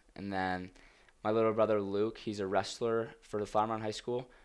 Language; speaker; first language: English; native; English